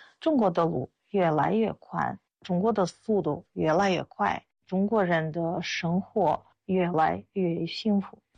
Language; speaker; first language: Chinese; non-native, fluent; Russian